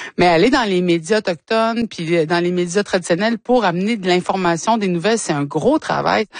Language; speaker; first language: French; native; French